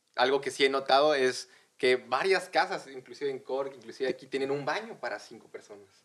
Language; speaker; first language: Spanish; native; Spanish